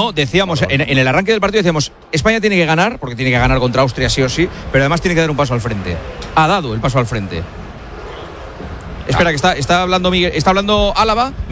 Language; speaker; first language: Spanish; native; Spanish